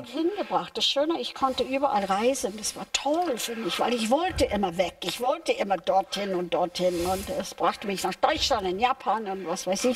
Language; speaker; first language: German; non-native, fluent; English